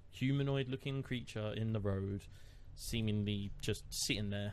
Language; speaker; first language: English; native; English